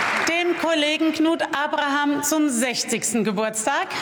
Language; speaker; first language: German; native; German